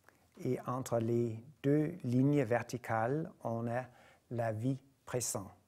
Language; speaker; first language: French; non-native, fluent; Danish